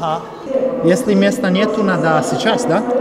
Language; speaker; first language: Russian; non-native, learner; Italian